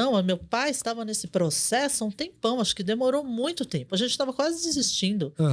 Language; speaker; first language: Portuguese; early bilingual, other home language; Korean